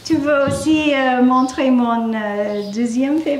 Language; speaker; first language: French; non-native, learner; English